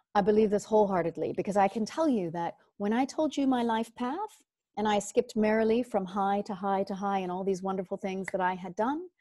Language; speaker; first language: English; native; English